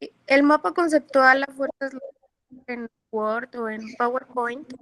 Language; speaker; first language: Spanish; native; Spanish